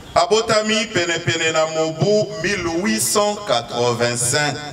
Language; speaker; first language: Lingala; native; Lingala